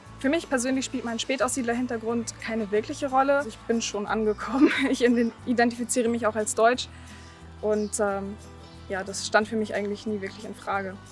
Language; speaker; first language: German; early bilingual, other home language; Russian